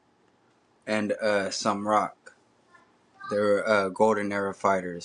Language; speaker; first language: English; native; English